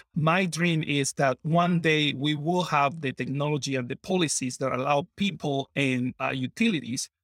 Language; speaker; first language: English; non-native, fluent; Spanish